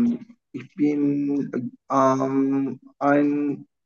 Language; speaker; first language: German; non-native, learner; Turkish